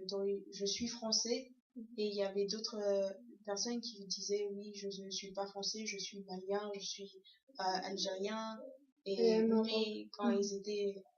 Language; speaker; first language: French; early bilingual, other home language; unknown